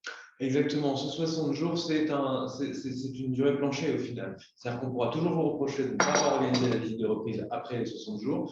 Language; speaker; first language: French; native; French